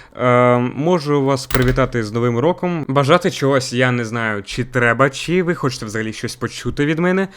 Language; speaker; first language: Ukrainian; non-native, local second language; Russian